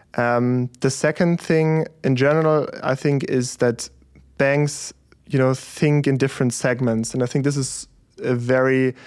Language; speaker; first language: English; early bilingual, other home language; German